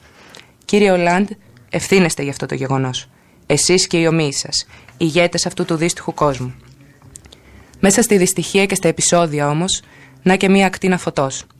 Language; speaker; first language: Greek; native; Greek